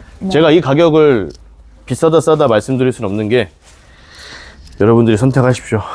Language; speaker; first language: Korean; native; Korean